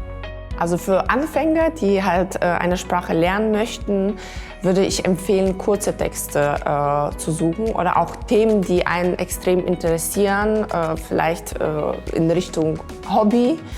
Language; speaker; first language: German; non-native, fluent; Lithuanian